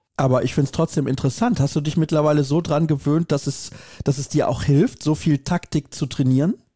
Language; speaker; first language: German; native; German